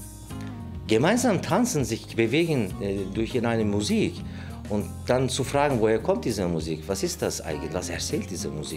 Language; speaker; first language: German; non-native, fluent; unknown